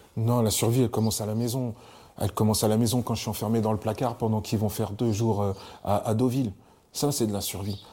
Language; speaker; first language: French; native; French